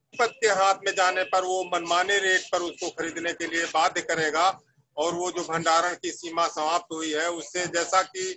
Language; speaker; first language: Hindi; native; Hindi